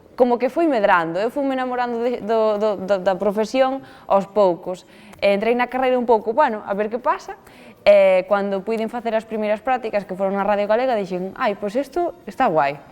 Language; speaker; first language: Galician; native; Galician